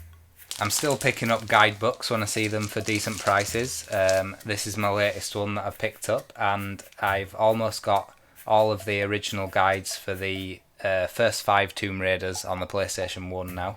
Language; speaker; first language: English; native; English